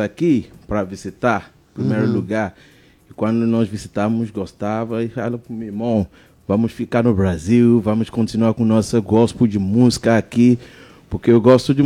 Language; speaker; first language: Portuguese; non-native, learner; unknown